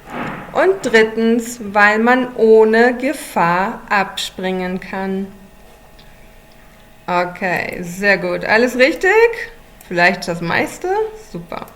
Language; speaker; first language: German; non-native, fluent; English